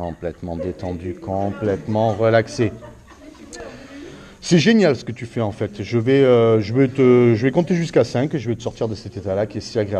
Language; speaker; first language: French; native; French